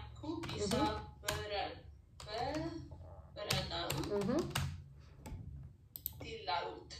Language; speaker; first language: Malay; non-native, learner; English